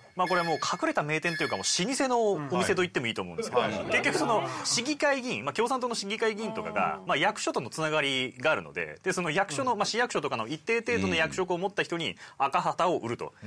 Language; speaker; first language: Japanese; native; Japanese